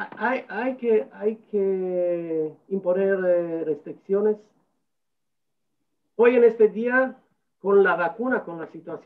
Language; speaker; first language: Spanish; non-native, fluent; Hebrew